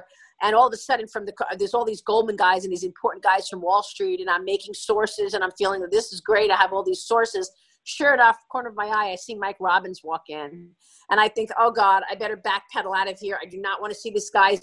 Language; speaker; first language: English; native; English